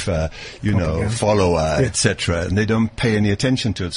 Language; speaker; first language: English; native; English